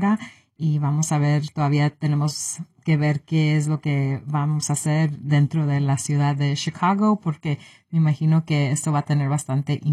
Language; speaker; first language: Spanish; early bilingual, heritage; Spanish